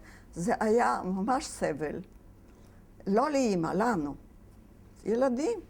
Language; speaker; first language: Hebrew; non-native, fluent; Polish